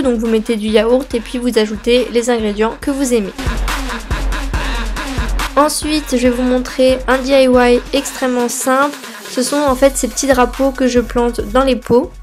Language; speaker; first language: French; native; French